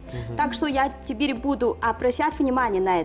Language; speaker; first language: Russian; non-native, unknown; Chinese